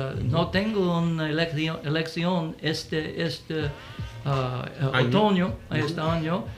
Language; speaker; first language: Spanish; non-native, learner; English